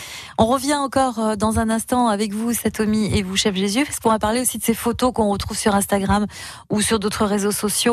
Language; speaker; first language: French; native; French